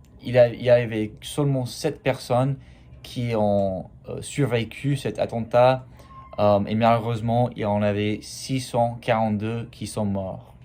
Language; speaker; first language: French; non-native, fluent; English